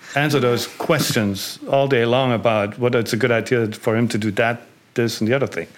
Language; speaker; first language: English; non-native, fluent; German